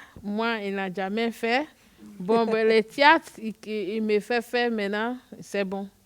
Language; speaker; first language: French; non-native, learner; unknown